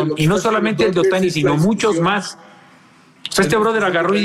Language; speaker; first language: Spanish; native; Spanish